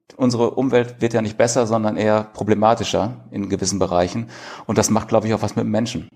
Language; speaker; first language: German; native; German